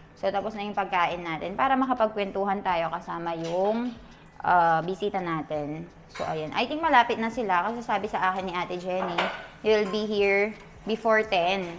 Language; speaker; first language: Filipino; native; Filipino